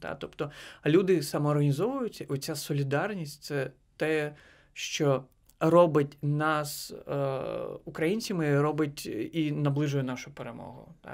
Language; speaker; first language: Ukrainian; non-native, local second language; Crimean Tatar